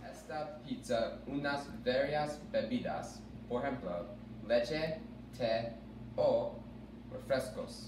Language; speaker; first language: Spanish; non-native, learner; English